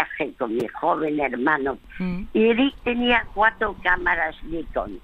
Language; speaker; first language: Spanish; early bilingual, other home language; French